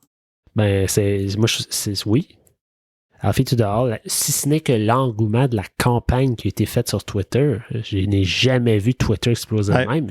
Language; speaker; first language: French; native; French